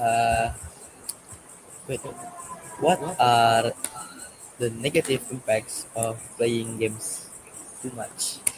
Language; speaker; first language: English; non-native, learner; Indonesian